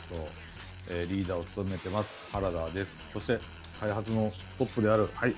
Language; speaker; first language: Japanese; native; Japanese